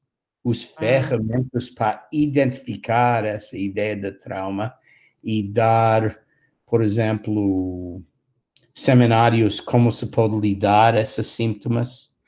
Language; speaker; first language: Portuguese; non-native, fluent; English